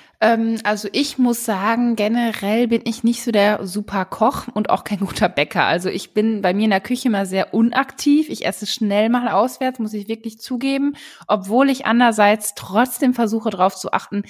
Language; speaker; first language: German; native; German